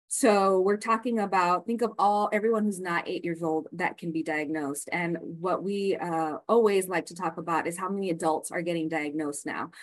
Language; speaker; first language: English; native; English